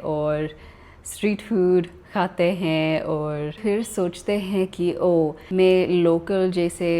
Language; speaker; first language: Hindi; non-native, learner; English